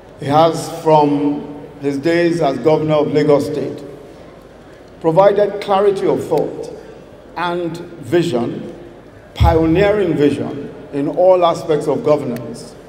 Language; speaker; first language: English; non-native, local second language; Yoruba